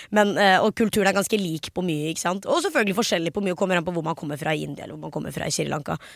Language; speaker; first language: Norwegian; early bilingual, other home language; Hindi